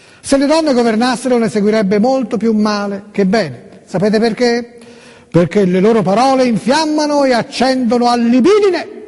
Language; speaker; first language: Italian; native; Italian